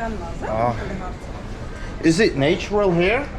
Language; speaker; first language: English; non-native, learner; Armenian